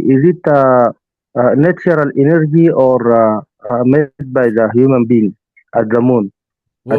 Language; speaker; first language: English; non-native, learner; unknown